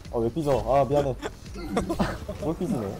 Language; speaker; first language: Korean; native; Korean